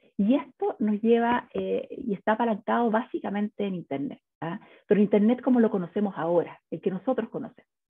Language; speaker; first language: Spanish; native; Spanish